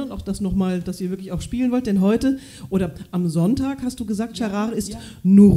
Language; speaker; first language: German; native; German